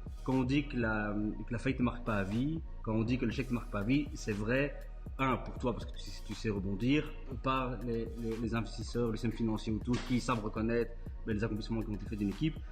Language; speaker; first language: French; native; French